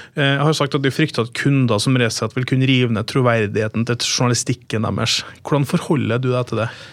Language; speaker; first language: Norwegian; native; Norwegian